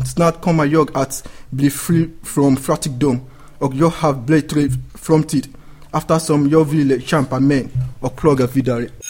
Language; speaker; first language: Swedish; non-native, learner; English